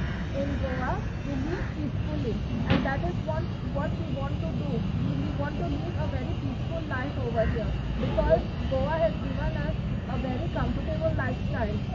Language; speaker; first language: English; non-native, local second language; Hindi